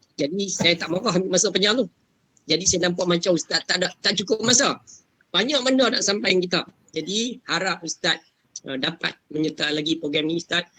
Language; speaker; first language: Malay; native; Malay